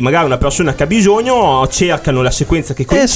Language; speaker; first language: Italian; native; Italian